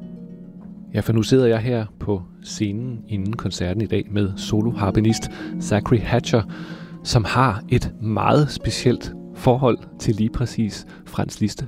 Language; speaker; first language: Danish; native; Danish